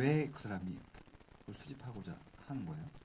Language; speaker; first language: Korean; native; Korean